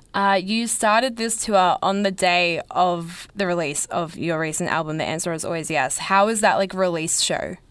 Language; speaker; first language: English; native; English